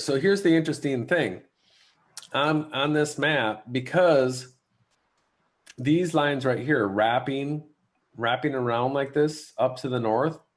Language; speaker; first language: English; native; English